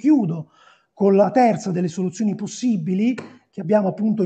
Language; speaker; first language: Italian; native; Italian